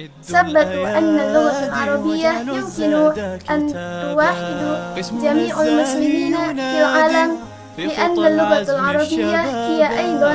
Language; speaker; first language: Arabic; non-native, learner; Indonesian